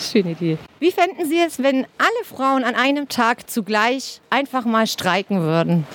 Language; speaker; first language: German; native; German